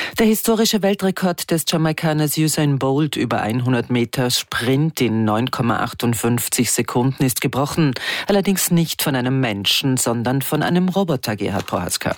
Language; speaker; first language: German; native; German